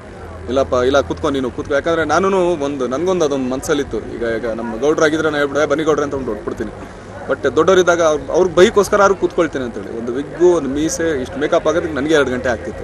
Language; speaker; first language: Kannada; native; Kannada